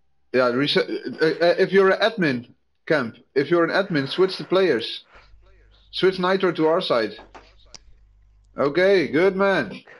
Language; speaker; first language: English; non-native, fluent; Dutch